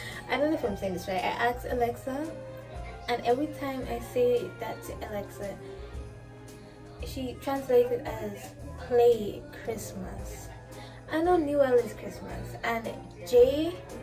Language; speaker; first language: English; native; English